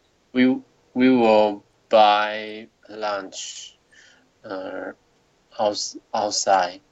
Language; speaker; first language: English; non-native, learner; Chinese